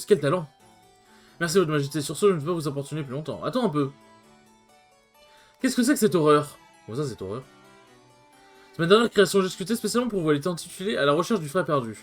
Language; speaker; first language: French; native; French